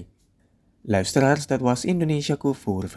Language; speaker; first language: Dutch; non-native, fluent; Indonesian